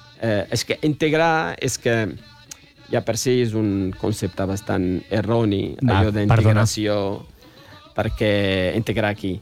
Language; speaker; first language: Catalan; non-native, fluent; Riffian